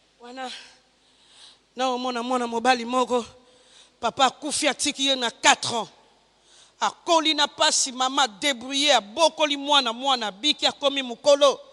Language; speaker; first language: Lingala; non-native, local second language; Kongo